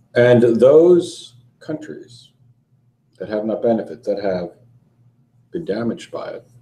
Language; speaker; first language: English; native; English